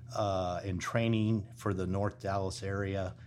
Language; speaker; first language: English; native; English